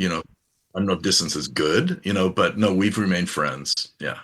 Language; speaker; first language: English; native; English